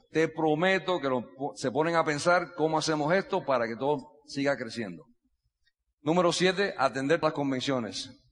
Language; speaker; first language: Spanish; non-native, fluent; English